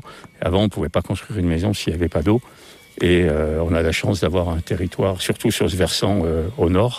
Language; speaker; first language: French; native; French